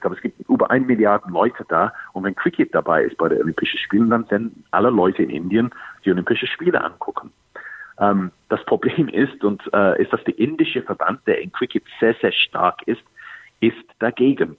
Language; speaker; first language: German; non-native, fluent; English